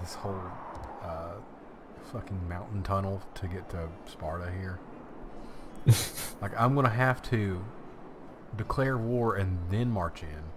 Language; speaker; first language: English; native; English